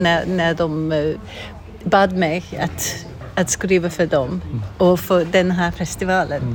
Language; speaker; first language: Swedish; non-native, fluent; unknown